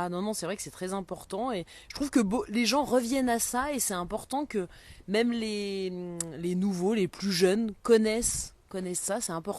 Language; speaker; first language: French; native; French